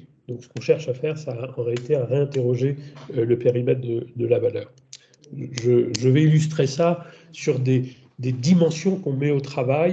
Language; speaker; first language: French; native; French